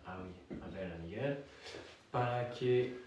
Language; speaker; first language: French; native; French